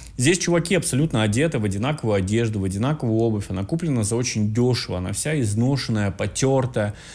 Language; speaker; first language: Russian; native; Russian